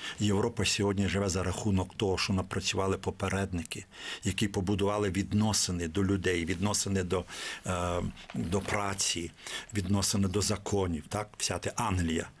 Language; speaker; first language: Ukrainian; native; Ukrainian